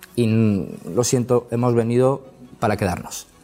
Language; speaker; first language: Spanish; native; Spanish